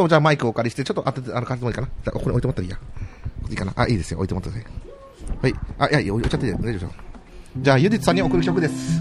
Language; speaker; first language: Japanese; native; Japanese